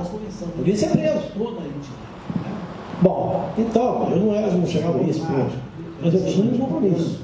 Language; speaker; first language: Portuguese; native; Portuguese